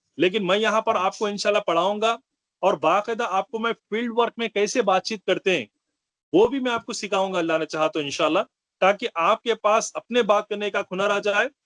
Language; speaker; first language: Urdu; native; Urdu